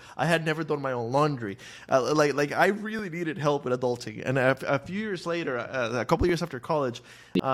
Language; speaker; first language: English; non-native, fluent; Spanish